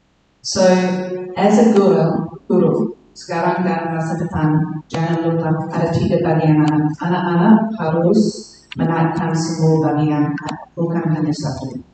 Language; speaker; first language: Indonesian; non-native, learner; English